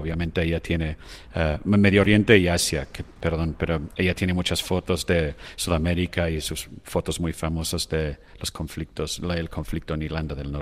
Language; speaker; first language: Spanish; non-native, fluent; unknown